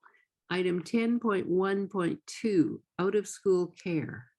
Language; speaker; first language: English; native; English